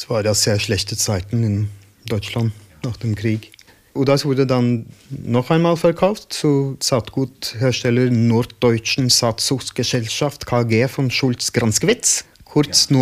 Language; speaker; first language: German; non-native, learner; Norwegian